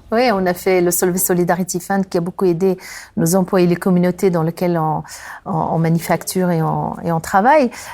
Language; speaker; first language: French; non-native, local second language; Arabic